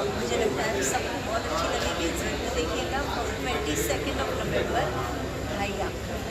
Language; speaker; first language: Hindi; native; Hindi